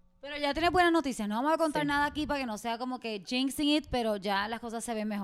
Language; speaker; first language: Spanish; native; Spanish